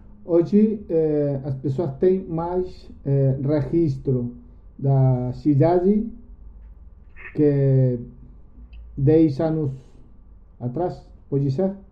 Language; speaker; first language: Portuguese; non-native, learner; Spanish